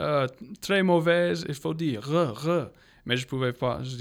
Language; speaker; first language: French; non-native, local second language; English